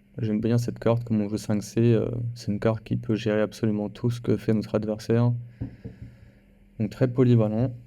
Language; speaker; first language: French; native; French